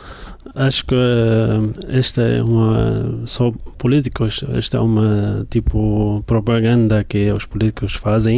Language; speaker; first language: Portuguese; non-native, fluent; Arabic